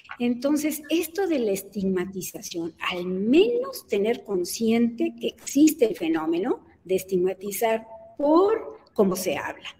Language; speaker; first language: Spanish; native; Spanish